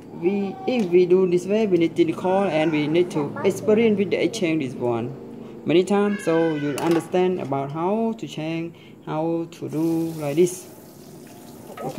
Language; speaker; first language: English; non-native, learner; Khmer